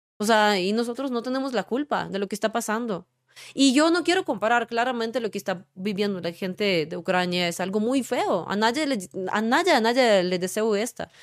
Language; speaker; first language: Spanish; non-native, fluent; Russian